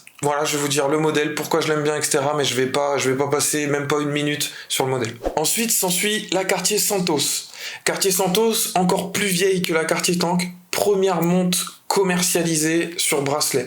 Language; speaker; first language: French; native; French